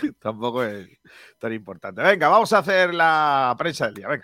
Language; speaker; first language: Spanish; native; Spanish